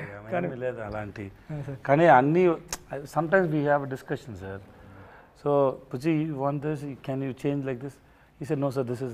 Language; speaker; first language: Telugu; non-native, learner; Tamil